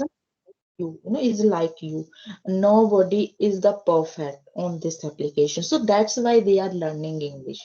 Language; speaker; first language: English; non-native, learner; Hindi